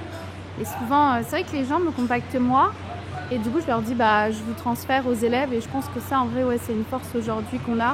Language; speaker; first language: French; native; French